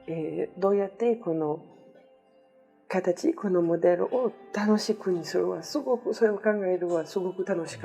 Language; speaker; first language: Japanese; non-native, learner; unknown